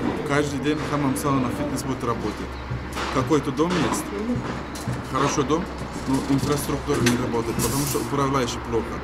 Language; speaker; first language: Russian; non-native, learner; Turkish